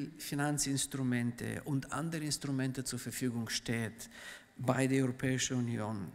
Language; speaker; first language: German; non-native, fluent; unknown